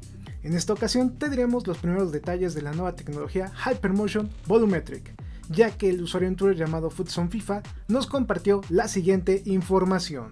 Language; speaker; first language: Spanish; native; Spanish